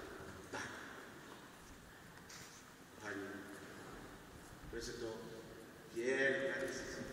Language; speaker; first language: Polish; non-native, learner; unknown